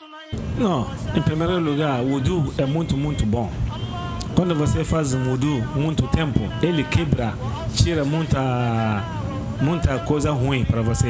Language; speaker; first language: Portuguese; non-native, learner; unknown